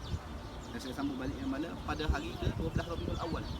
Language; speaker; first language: Malay; native; Malay